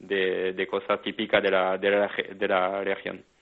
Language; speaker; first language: Spanish; non-native, fluent; French